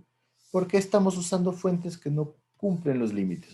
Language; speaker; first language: Spanish; native; Spanish